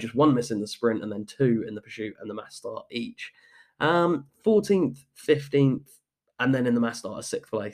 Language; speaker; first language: English; native; English